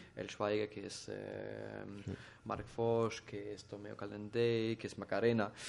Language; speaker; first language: Spanish; non-native, fluent; German